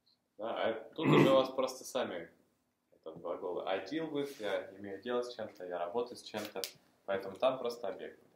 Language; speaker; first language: Russian; native; Russian